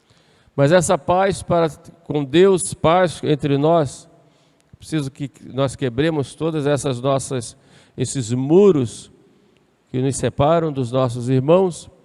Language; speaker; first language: Portuguese; native; Portuguese